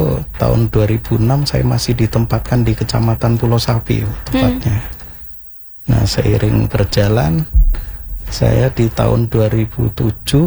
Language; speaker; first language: Indonesian; non-native, local second language; Javanese